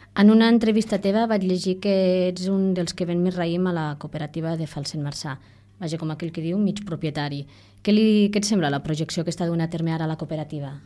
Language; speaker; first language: Catalan; native; Catalan